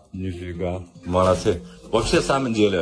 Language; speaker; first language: Russian; non-native, learner; Chinese